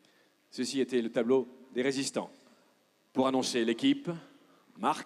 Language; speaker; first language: French; native; French